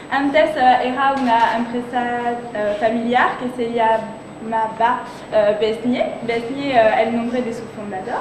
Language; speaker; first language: Spanish; non-native, learner; French